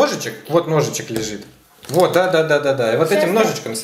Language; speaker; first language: Russian; native; Russian